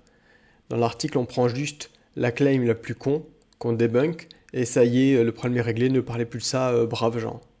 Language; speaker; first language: French; native; French